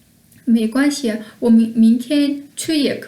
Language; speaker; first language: Chinese; non-native, fluent; Kyrgyz